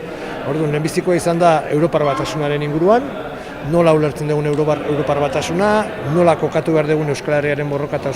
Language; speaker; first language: Basque; native; Basque